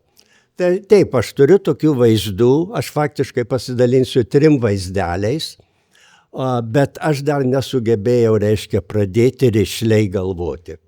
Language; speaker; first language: Lithuanian; native; Lithuanian